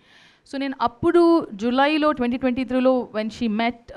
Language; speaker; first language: Telugu; non-native, fluent; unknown